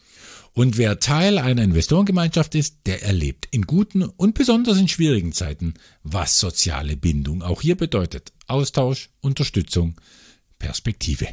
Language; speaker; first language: German; native; German